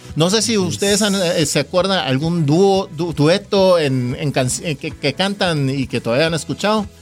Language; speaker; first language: Spanish; non-native, fluent; Korean